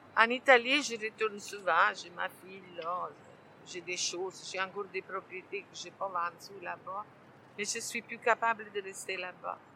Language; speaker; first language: French; non-native, fluent; Italian